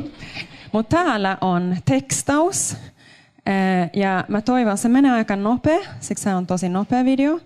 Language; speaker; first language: Finnish; non-native, local second language; Swedish